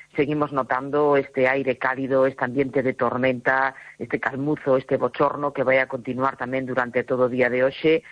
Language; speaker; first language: Galician; native; Galician